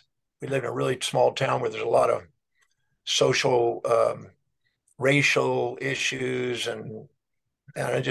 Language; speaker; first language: English; native; English